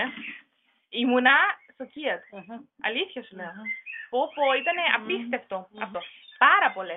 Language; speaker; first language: Greek; non-native, fluent; German